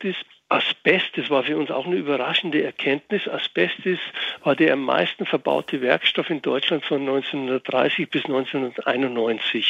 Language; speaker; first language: German; native; German